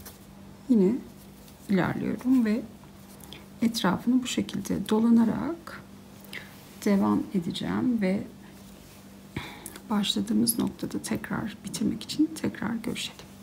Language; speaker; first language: Turkish; native; Turkish